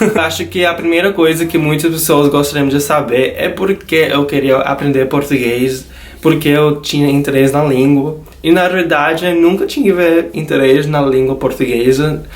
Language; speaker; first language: Portuguese; non-native, learner; English